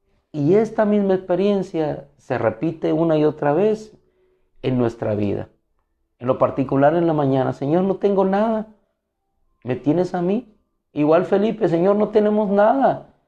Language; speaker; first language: Spanish; native; Spanish